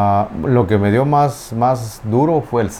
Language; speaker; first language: Spanish; native; Spanish